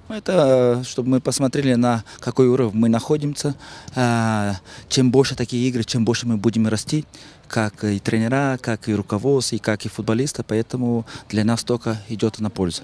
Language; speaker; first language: Russian; non-native, local second language; Kyrgyz